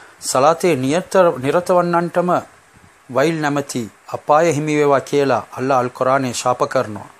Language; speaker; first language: Sinhala; non-native, local second language; Tamil